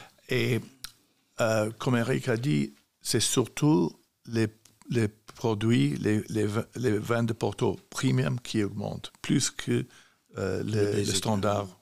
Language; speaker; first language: French; non-native, fluent; English